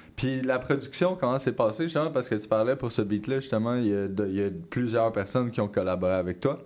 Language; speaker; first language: French; native; French